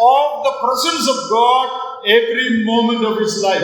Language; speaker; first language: English; non-native, local second language; Malayalam